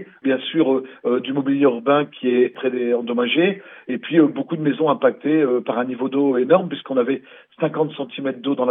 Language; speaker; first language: French; native; French